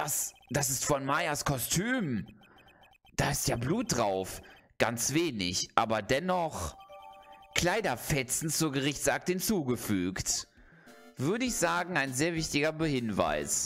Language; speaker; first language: German; native; German